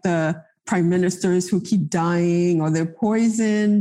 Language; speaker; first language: English; non-native, fluent; Haitian Creole